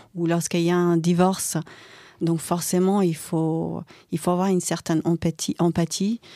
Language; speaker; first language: French; non-native, fluent; Croatian